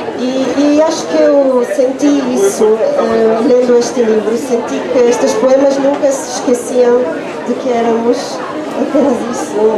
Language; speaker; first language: Portuguese; non-native, fluent; Italian